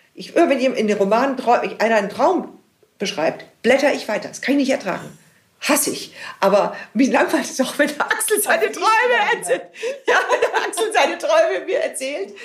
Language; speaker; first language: German; native; German